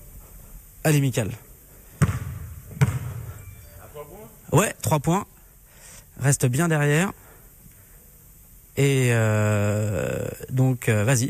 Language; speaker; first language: French; native; French